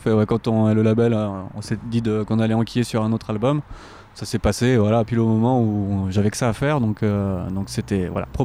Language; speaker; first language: French; native; French